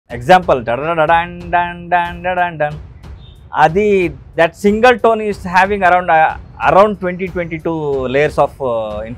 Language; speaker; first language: Telugu; non-native, local second language; Kannada